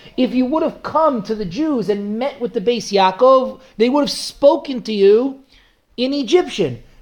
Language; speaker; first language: English; native; English